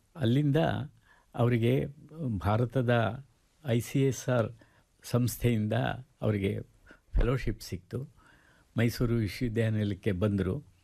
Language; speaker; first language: Kannada; native; Kannada